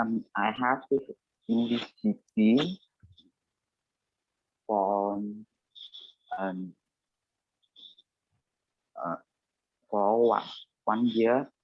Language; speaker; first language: English; non-native, learner; Vietnamese